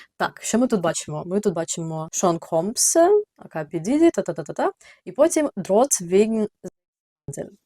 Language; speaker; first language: Ukrainian; native; Ukrainian